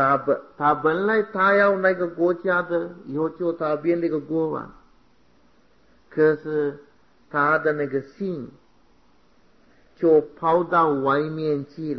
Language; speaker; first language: Chinese; non-native, fluent; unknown